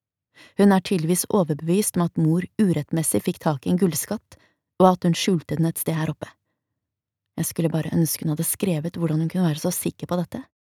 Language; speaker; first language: Norwegian; native; Norwegian